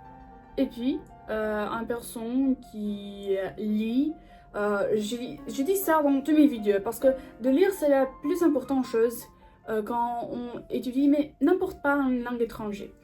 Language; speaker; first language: French; non-native, learner; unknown